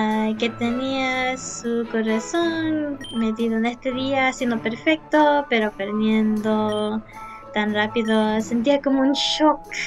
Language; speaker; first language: Spanish; early bilingual, heritage; Spanish